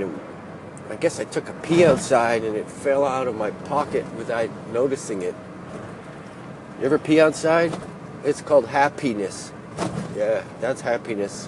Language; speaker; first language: English; native; English